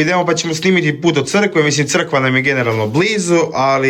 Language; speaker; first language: Croatian; native; Croatian